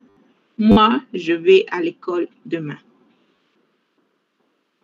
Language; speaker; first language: French; non-native, fluent; Spanish